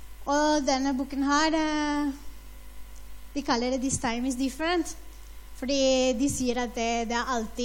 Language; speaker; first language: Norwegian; non-native, fluent; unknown